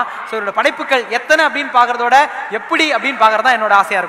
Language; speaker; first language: Tamil; native; Tamil